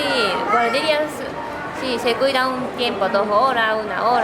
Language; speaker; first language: Spanish; non-native, fluent; Japanese